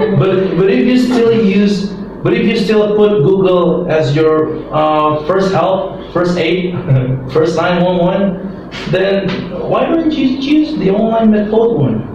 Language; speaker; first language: English; non-native, fluent; Indonesian